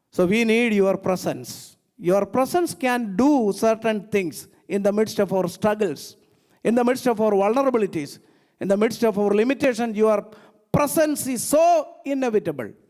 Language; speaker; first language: English; non-native, local second language; Malayalam